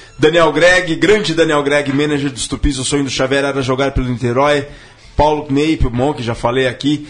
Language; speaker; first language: Portuguese; native; Portuguese